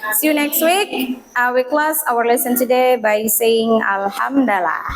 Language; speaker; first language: English; non-native, fluent; Indonesian